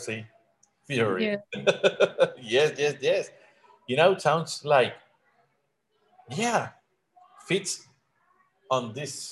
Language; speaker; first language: English; non-native, learner; Spanish